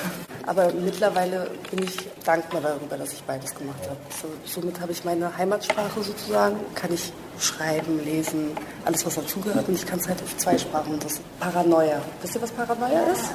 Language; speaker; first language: German; early bilingual, other home language; Greek